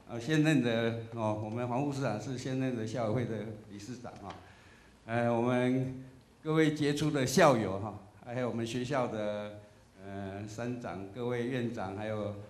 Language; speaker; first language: Chinese; native; Chinese